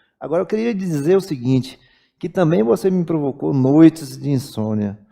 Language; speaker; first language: Portuguese; native; Portuguese